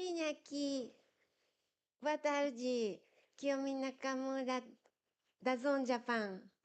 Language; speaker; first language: Portuguese; non-native, fluent; Japanese